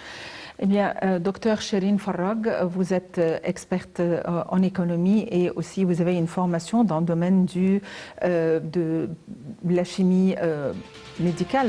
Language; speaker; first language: French; non-native, fluent; Arabic